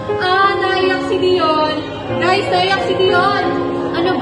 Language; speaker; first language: Filipino; native; Filipino